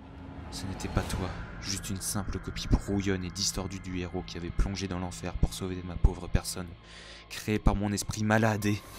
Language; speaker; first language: French; native; French